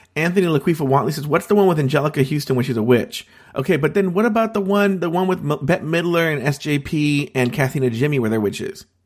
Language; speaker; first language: English; native; English